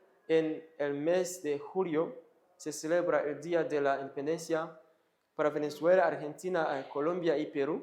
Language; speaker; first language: Spanish; non-native, fluent; Kinyarwanda